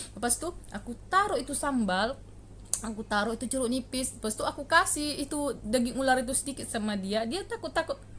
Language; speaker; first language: Indonesian; native; Indonesian